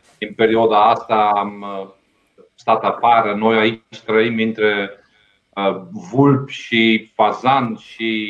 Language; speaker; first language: Romanian; non-native, fluent; Dutch